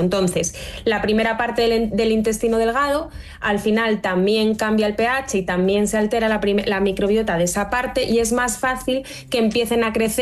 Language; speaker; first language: Spanish; native; Spanish